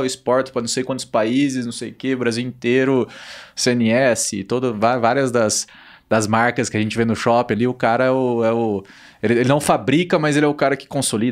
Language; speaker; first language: Portuguese; native; Portuguese